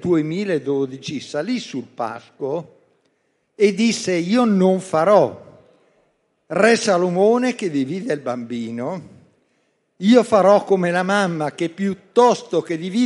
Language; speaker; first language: Italian; native; Italian